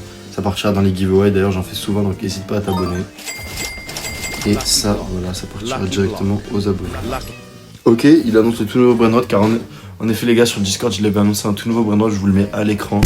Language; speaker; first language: French; native; French